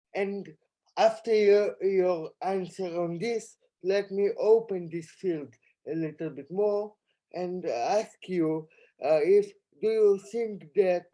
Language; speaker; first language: English; non-native, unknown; Hebrew